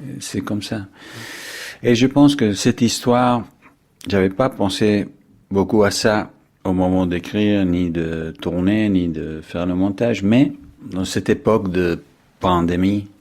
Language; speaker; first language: French; non-native, fluent; English